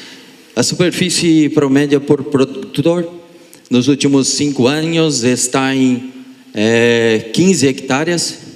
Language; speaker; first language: Spanish; non-native, learner; Portuguese